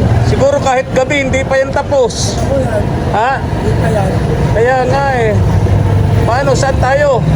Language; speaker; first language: Filipino; native; Filipino